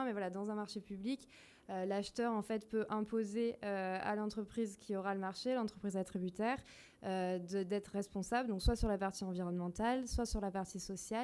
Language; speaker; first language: French; native; French